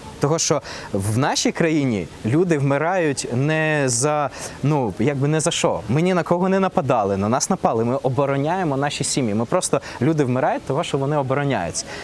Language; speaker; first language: Ukrainian; non-native, local second language; Russian